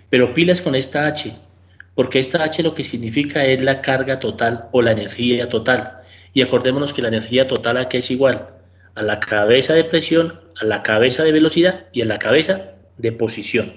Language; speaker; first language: Spanish; native; Spanish